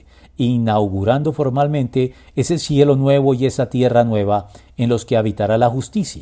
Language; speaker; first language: Spanish; native; Spanish